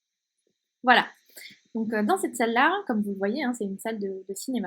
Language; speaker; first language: French; native; French